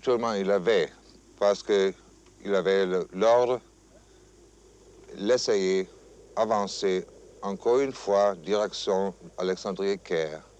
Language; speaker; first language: French; non-native, fluent; German